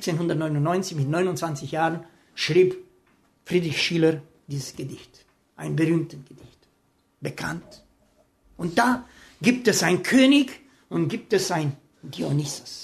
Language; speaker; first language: German; non-native, fluent; Romanian